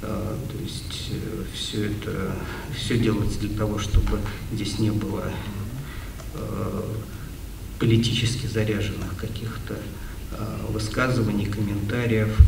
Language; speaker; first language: Russian; native; Russian